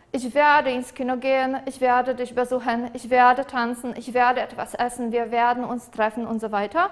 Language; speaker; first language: German; non-native, fluent; Polish